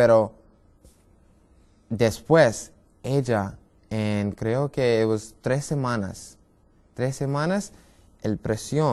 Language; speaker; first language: Spanish; non-native, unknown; English